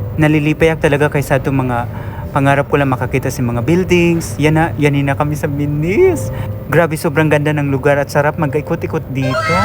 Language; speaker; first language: Filipino; non-native, local second language; Waray